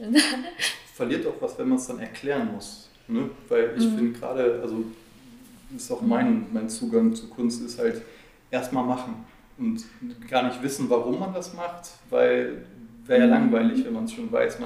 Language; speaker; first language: German; native; German